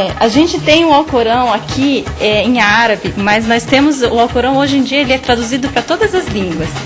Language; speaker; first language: Portuguese; native; Portuguese